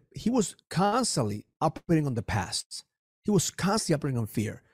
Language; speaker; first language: English; early bilingual, other home language; Spanish